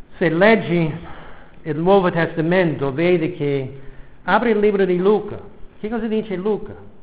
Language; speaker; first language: Italian; non-native, fluent; English